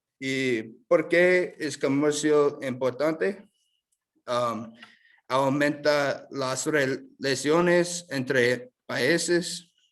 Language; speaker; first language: Spanish; non-native, learner; English